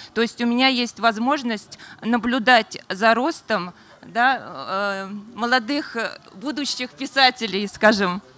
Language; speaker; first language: Russian; non-native, local second language; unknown